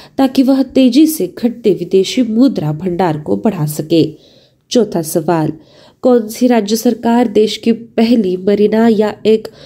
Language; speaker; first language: Hindi; non-native, local second language; Marathi